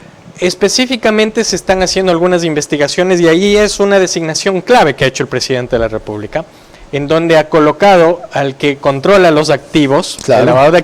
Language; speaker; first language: Spanish; native; Spanish